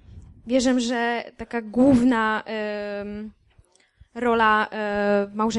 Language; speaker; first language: Polish; native; Polish